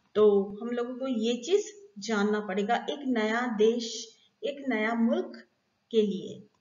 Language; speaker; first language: Hindi; non-native, local second language; Bangla